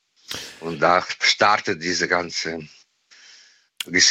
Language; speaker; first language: German; non-native, fluent; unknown